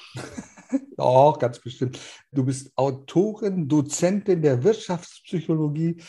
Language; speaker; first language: German; early bilingual, heritage; Danish